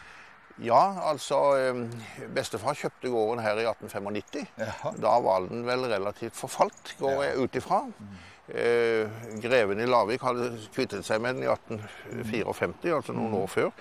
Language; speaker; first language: Norwegian; native; Norwegian